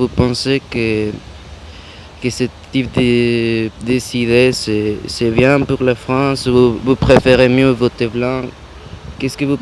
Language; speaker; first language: French; non-native, fluent; Spanish